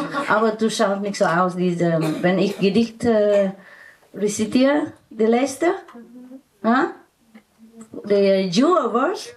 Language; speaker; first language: German; non-native, learner; Vietnamese